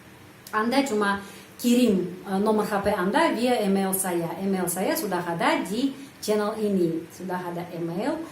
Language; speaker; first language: Indonesian; non-native, fluent; Russian